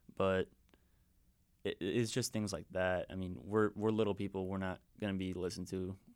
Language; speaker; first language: English; early bilingual, other home language; Spanish